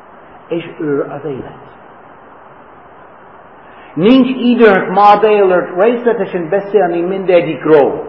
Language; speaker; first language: Hungarian; non-native, fluent; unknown